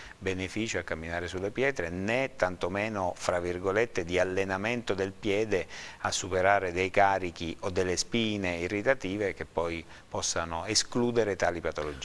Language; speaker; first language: Italian; native; Italian